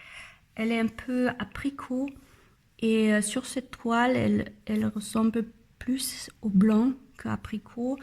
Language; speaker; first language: French; non-native, learner; German